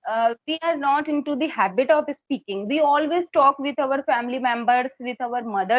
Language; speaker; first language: English; non-native, fluent; Hindi